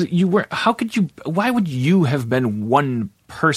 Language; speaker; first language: English; native; English